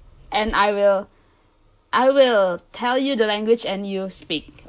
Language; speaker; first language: English; early bilingual, other home language; Indonesian